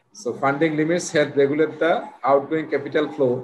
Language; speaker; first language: English; non-native, local second language; Bangla